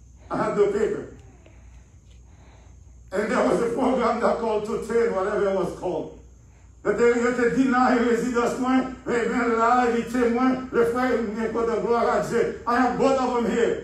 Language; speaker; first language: English; non-native, fluent; Haitian Creole